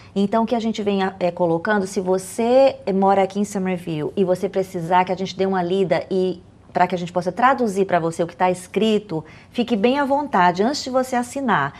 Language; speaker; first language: Portuguese; native; Portuguese